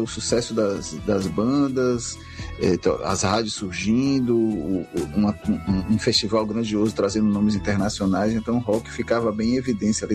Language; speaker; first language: Portuguese; native; Portuguese